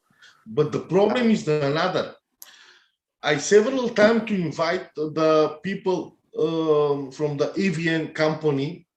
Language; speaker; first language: English; non-native, learner; Bulgarian